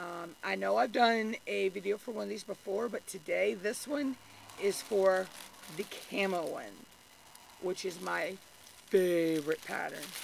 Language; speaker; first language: English; native; English